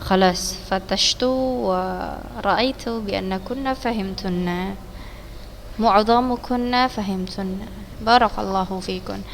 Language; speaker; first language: Arabic; non-native, fluent; Indonesian